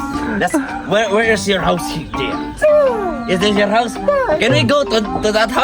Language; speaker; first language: English; non-native, local second language; Filipino